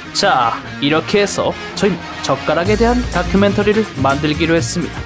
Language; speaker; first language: Korean; native; Korean